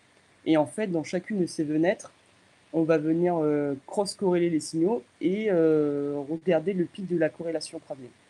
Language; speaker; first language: French; native; French